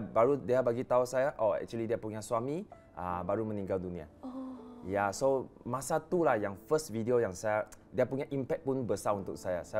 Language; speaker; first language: Malay; non-native, local second language; Chinese